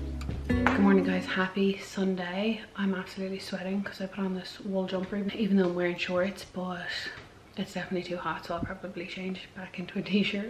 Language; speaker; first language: English; native; English